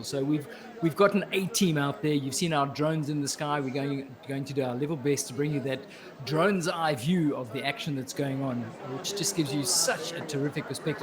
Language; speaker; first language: English; native; English